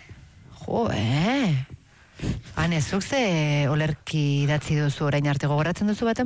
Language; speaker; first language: Basque; native; Basque